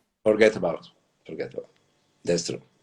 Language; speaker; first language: English; non-native, learner; Italian